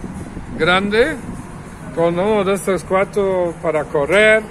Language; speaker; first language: Spanish; non-native, fluent; German